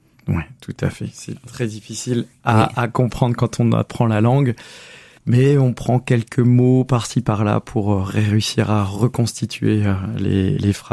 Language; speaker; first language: French; native; French